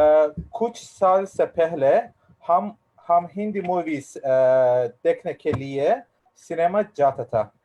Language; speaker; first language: Hindi; non-native, learner; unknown